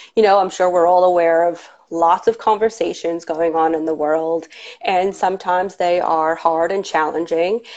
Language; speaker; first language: English; native; English